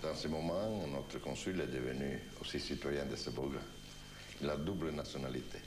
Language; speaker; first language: French; non-native, fluent; Italian